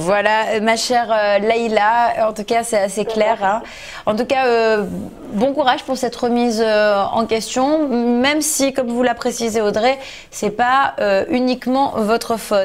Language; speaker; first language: French; native; French